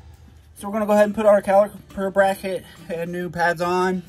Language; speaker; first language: English; native; English